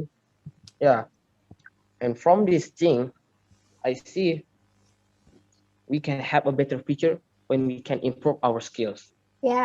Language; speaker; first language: English; non-native, learner; Indonesian